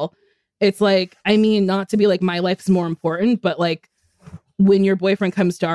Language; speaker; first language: English; native; English